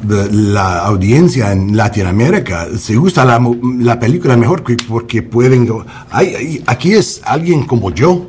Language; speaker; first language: Spanish; non-native, learner; English